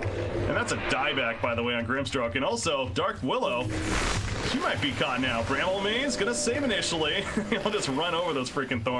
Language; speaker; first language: English; native; English